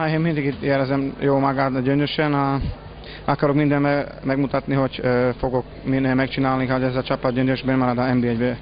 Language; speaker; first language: Hungarian; non-native, learner; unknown